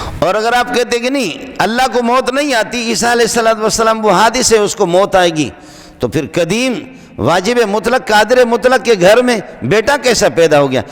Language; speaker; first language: Urdu; non-native, local second language; Pashto